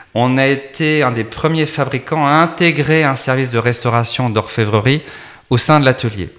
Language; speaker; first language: French; native; French